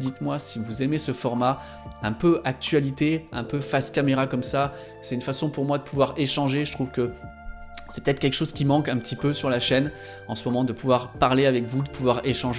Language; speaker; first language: French; native; French